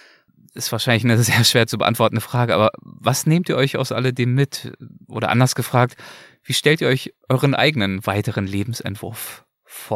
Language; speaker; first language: German; native; German